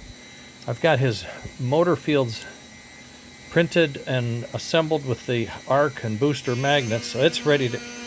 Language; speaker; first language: English; native; English